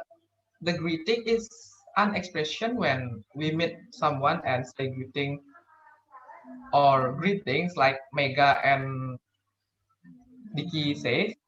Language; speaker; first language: English; non-native, learner; Indonesian